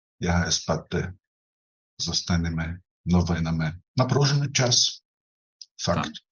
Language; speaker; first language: Ukrainian; non-native, fluent; German